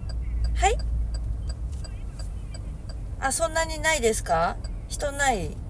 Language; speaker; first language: Japanese; native; Japanese